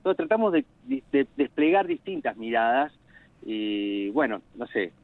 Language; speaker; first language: Spanish; native; Spanish